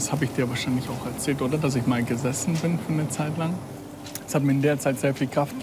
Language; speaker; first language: German; native; German